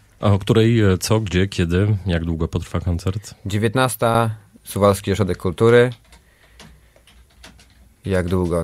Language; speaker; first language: Polish; native; Polish